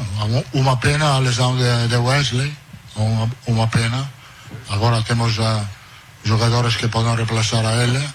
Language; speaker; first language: Portuguese; non-native, fluent; Italian